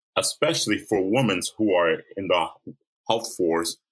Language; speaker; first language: English; early bilingual, other home language; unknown